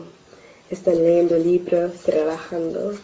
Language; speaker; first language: Spanish; non-native, learner; English